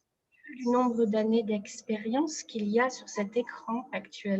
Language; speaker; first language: French; native; French